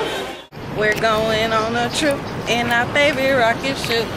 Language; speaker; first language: English; native; English